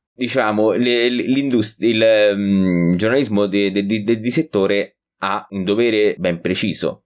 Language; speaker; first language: Italian; native; Italian